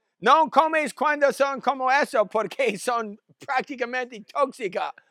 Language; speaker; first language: Spanish; non-native, learner; English